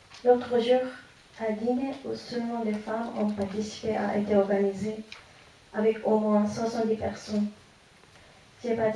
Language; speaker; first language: French; non-native, fluent; Japanese